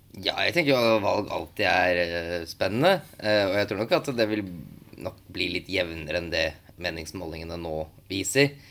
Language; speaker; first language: Norwegian; native; Norwegian